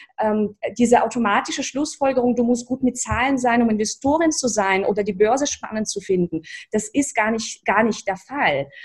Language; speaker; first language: German; early bilingual, other home language; Russian